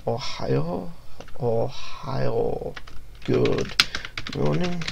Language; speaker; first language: Japanese; non-native, learner; English